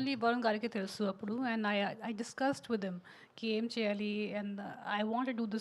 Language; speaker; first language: Telugu; non-native, local second language; Hindi